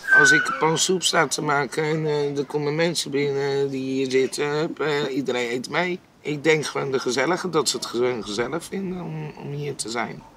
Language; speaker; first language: Dutch; native; Dutch